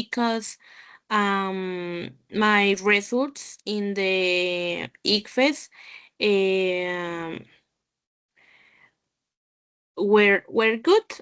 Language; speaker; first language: English; non-native, learner; Spanish